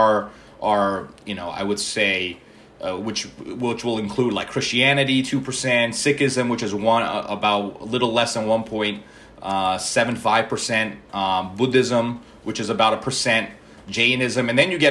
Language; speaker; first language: English; early bilingual, other home language; Malayalam